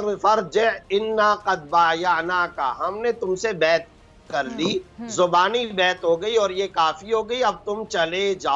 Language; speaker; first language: Urdu; native; Urdu